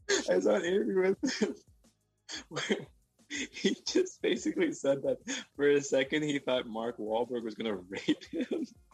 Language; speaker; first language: English; native; English